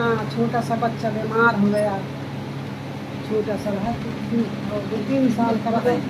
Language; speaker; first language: Hindi; native; Hindi